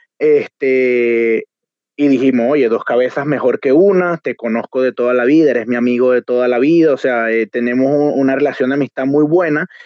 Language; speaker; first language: Spanish; native; Spanish